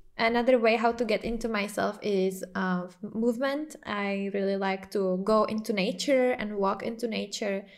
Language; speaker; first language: English; non-native, fluent; Czech